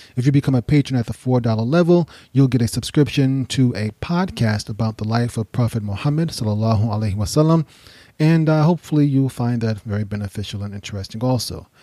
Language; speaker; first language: English; native; English